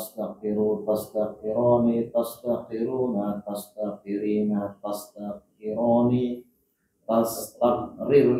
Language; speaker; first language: Arabic; non-native, learner; Indonesian